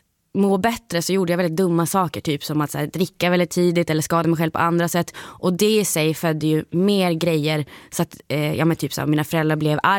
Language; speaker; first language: Swedish; native; Swedish